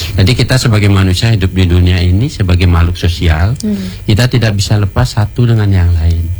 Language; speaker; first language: Malay; non-native, local second language; Balinese